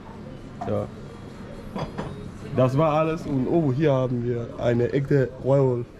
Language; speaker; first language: German; non-native, learner; Danish